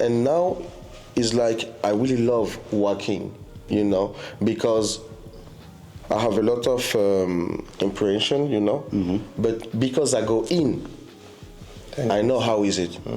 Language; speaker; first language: English; non-native, fluent; French